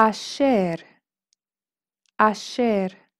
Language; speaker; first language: Hebrew; non-native, fluent; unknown